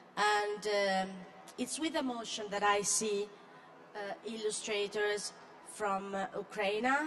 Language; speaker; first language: English; non-native, fluent; Italian